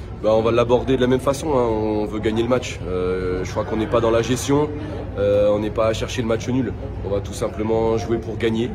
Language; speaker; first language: French; native; French